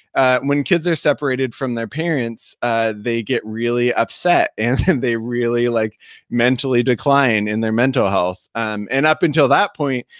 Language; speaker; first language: English; native; English